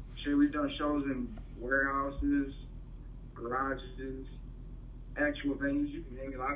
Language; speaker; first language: English; native; English